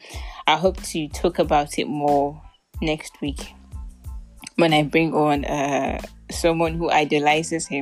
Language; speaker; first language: English; non-native, local second language; Yoruba